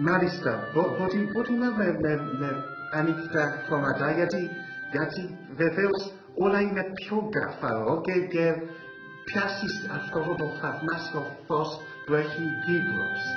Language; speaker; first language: Greek; early bilingual, heritage; English